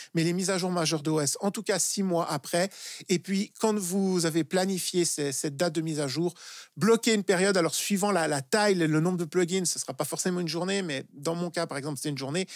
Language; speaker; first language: French; native; French